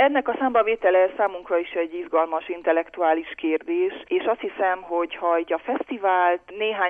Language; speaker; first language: Hungarian; native; Hungarian